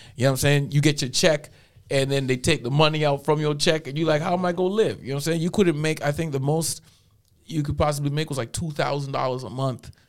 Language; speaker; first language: English; native; English